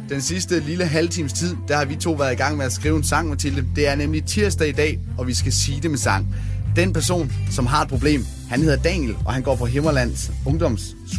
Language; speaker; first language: Danish; native; Danish